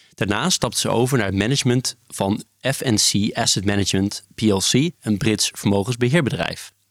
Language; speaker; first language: Dutch; non-native, fluent; Italian